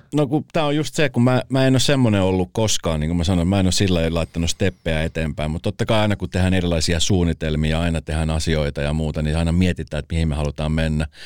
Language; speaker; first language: Finnish; early bilingual, other home language; Spanish